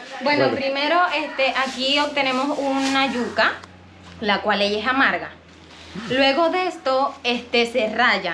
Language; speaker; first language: Spanish; native; Spanish